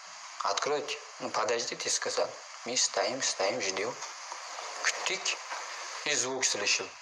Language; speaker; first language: Russian; non-native, learner; Uzbek